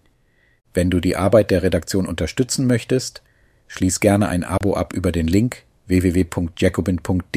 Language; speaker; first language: German; native; German